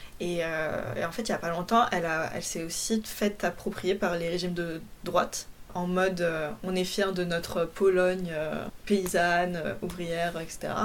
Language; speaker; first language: French; early bilingual, other home language; Polish